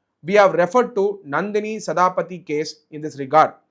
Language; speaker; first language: English; non-native, local second language; Tamil